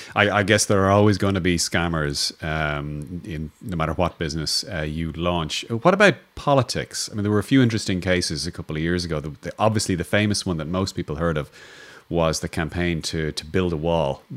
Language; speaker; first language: English; native; English